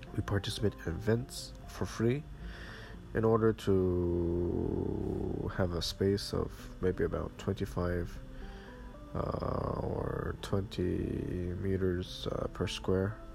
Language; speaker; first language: English; non-native, fluent; Arabic